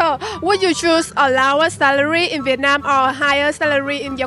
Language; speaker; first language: English; non-native, learner; Vietnamese